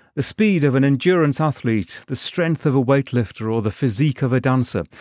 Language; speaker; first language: English; native; English